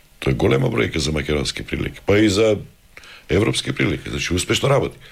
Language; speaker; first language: Macedonian; native; Macedonian